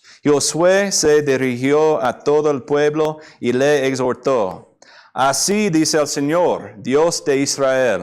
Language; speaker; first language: Spanish; non-native, fluent; English